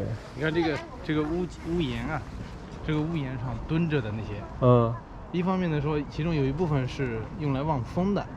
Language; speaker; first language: Chinese; native; Chinese